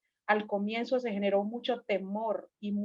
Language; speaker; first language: Spanish; native; Spanish